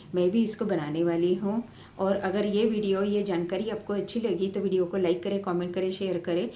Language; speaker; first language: Hindi; native; Hindi